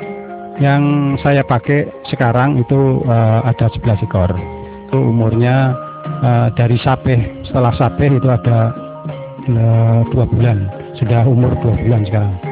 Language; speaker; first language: Indonesian; non-native, local second language; Javanese